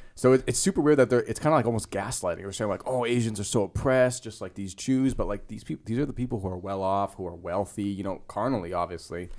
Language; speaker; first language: English; native; English